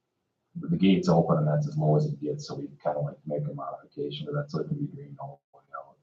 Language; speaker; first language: English; native; English